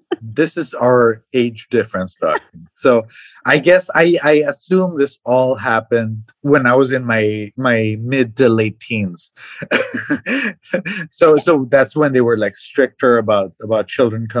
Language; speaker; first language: English; non-native, local second language; Cebuano